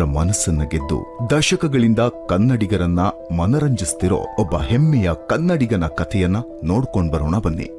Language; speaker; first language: Kannada; native; Kannada